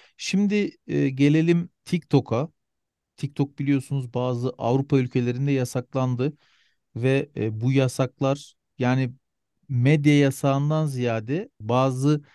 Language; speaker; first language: Turkish; native; Turkish